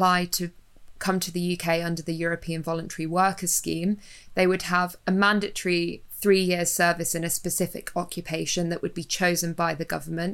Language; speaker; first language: English; native; English